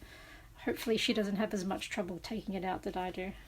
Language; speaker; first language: English; native; English